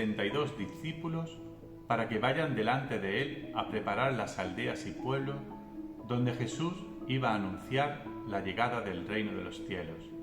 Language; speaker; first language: Spanish; native; Spanish